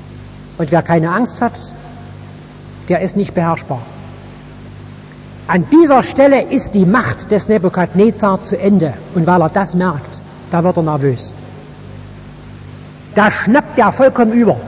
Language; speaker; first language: German; native; German